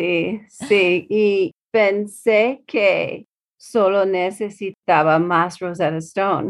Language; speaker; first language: Spanish; non-native, learner; English